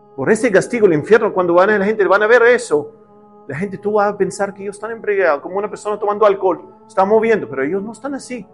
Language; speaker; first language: Spanish; non-native, learner; Arabic